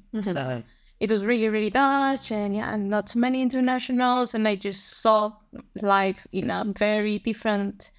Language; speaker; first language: English; non-native, fluent; Spanish